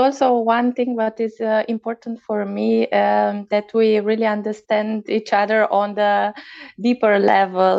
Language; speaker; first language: English; non-native, fluent; Romanian